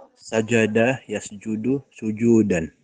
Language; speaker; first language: Arabic; non-native, learner; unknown